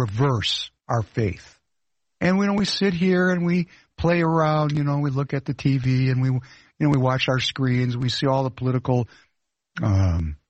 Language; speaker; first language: English; non-native, fluent; Russian